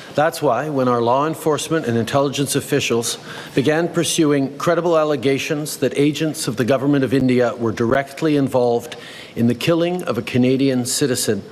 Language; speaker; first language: English; native; English